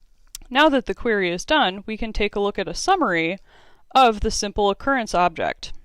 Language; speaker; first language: English; native; English